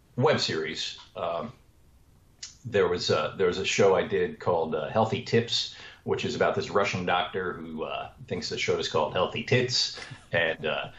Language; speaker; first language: English; native; English